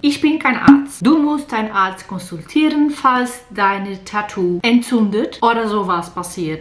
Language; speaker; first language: German; non-native, learner; Portuguese